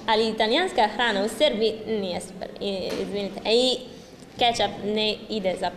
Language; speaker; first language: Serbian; non-native, learner; Italian